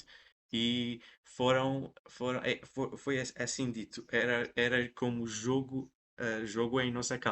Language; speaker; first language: Portuguese; non-native, fluent; Persian